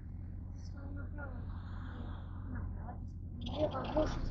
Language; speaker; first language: French; non-native, learner; Russian